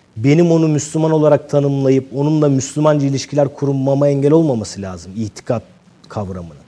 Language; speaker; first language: Turkish; native; Turkish